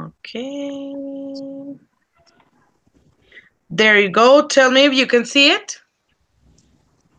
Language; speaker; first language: English; non-native, fluent; Spanish